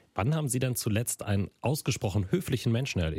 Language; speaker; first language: German; native; German